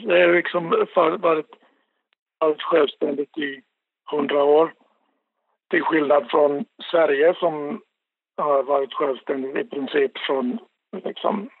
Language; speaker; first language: Swedish; non-native, local second language; Finnish